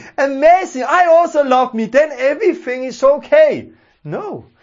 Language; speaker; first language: English; non-native, fluent; Danish